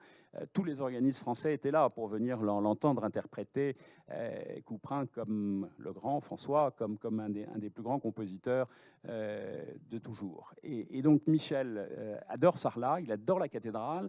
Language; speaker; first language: French; native; French